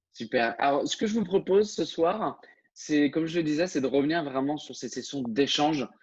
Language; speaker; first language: French; native; French